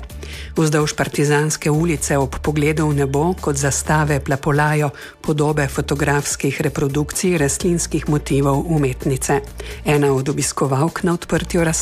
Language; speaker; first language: Slovenian; native; Slovenian